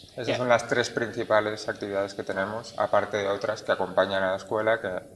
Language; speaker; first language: Spanish; native; Spanish